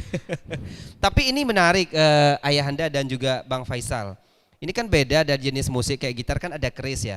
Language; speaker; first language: Malay; native; Malay